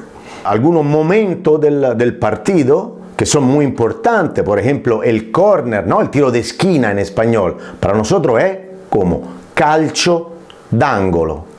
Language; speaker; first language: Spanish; non-native, fluent; Italian